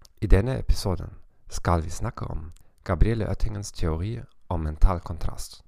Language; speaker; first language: Swedish; non-native, learner; German